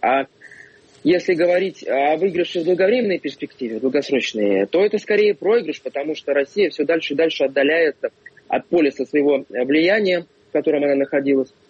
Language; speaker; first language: Russian; native; Russian